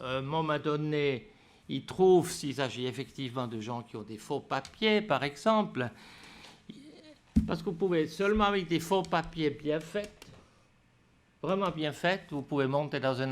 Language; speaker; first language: French; native; French